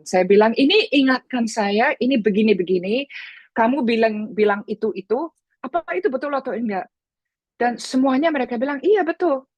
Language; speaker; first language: Indonesian; early bilingual, heritage; Indonesian